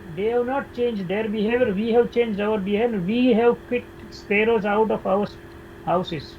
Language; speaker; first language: English; non-native, local second language; Gujarati